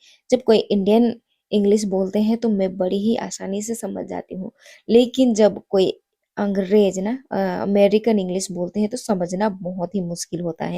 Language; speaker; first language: Hindi; non-native, local second language; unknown